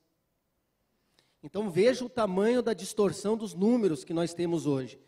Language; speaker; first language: Portuguese; native; Portuguese